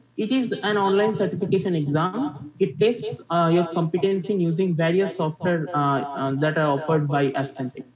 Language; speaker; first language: English; non-native, local second language; Bangla